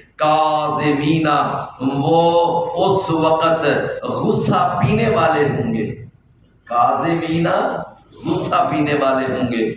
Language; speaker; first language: Urdu; non-native, local second language; Punjabi